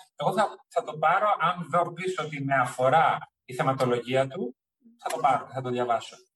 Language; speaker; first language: Greek; early bilingual, heritage; Greek